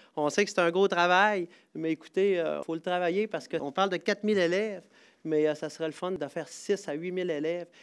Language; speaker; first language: French; native; French